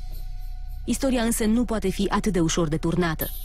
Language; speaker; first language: Romanian; native; Romanian